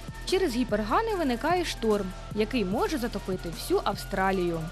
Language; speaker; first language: Ukrainian; native; Ukrainian